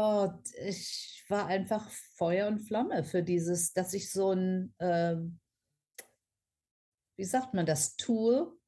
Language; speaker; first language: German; non-native, fluent; English